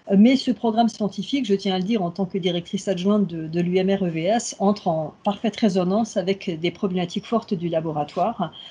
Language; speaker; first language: French; native; French